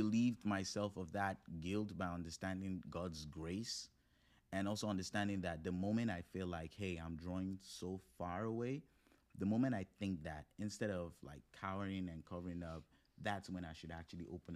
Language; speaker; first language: English; non-native, local second language; Yoruba